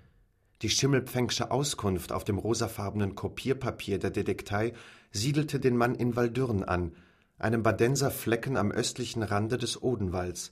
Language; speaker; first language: German; native; German